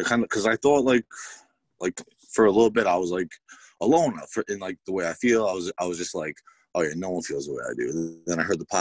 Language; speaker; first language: English; native; English